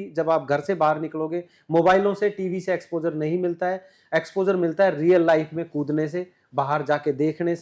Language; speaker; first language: Hindi; native; Hindi